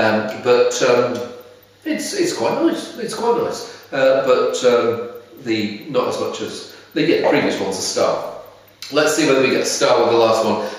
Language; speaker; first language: English; native; English